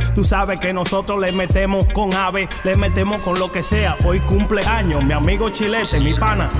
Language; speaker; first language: Spanish; native; Spanish